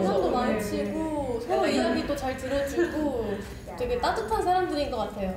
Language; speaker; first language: Korean; native; Korean